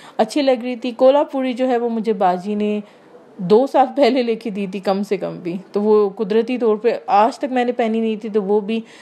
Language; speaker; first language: Urdu; native; Urdu